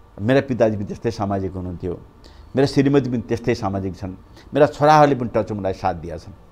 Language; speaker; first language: Nepali; native; Nepali